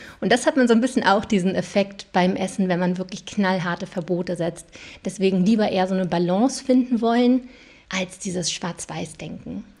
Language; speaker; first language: German; native; German